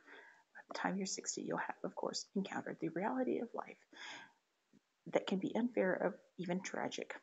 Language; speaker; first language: English; native; English